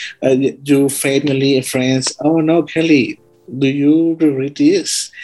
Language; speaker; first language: English; non-native, learner; Spanish